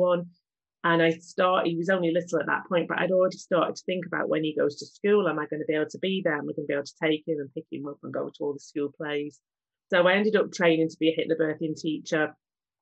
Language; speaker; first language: English; native; English